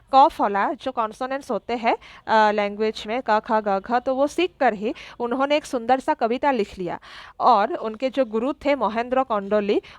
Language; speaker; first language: Hindi; non-native, local second language; Assamese